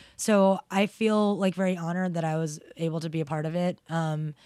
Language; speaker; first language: English; native; English